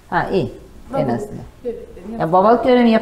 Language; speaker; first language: Turkish; native; Turkish